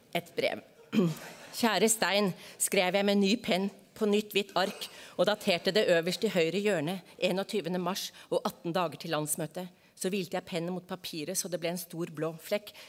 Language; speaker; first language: Norwegian; native; Norwegian